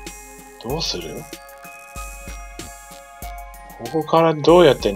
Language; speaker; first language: Japanese; non-native, fluent; English